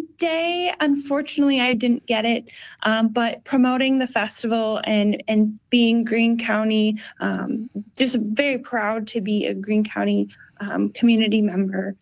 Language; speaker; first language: English; native; English